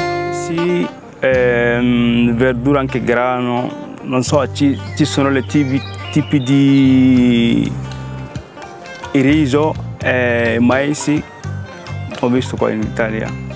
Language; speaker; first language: Italian; non-native, learner; Bambara